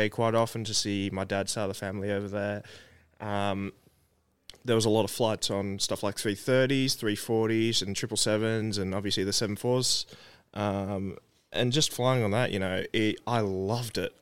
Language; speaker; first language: English; native; English